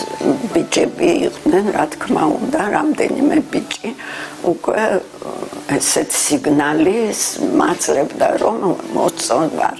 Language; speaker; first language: Georgian; early bilingual, heritage; Georgian